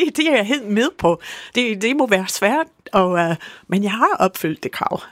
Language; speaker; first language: Danish; non-native, fluent; English